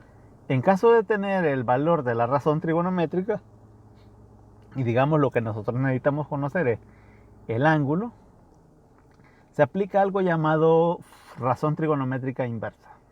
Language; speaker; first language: Spanish; native; Spanish